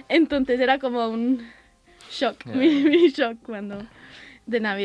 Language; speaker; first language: Spanish; early bilingual, heritage; English